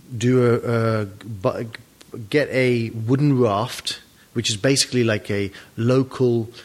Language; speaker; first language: English; native; English